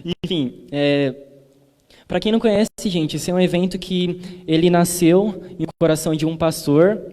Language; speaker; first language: Portuguese; native; Portuguese